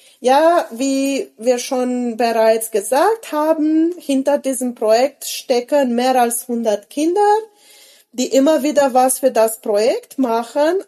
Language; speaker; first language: German; native; German